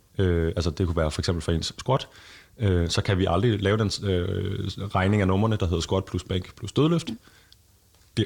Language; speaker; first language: Danish; native; Danish